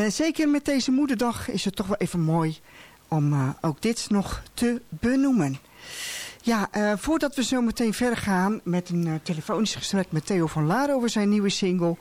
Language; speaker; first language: Dutch; native; Dutch